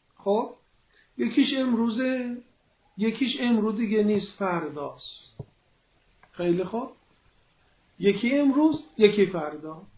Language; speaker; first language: Persian; non-native, local second language; Azerbaijani